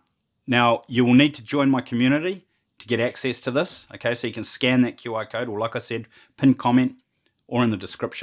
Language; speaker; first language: English; native; English